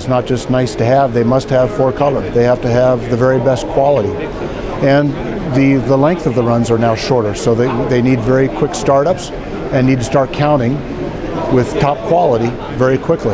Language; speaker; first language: English; native; English